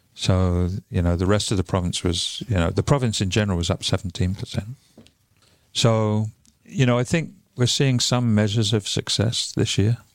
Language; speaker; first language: English; native; English